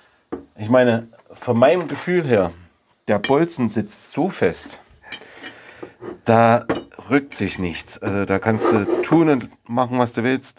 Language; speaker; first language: German; native; German